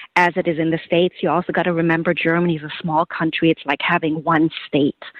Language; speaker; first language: English; non-native, fluent; German